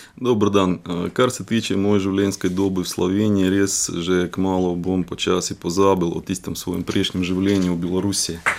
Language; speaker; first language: Slovenian; non-native, fluent; Russian